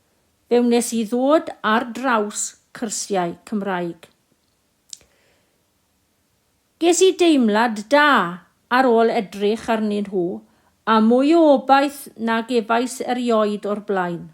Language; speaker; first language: Welsh; non-native, local second language; English